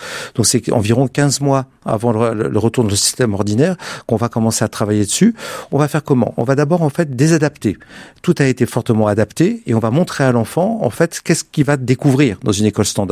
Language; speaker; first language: French; native; French